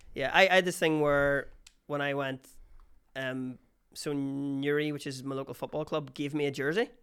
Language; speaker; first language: English; native; English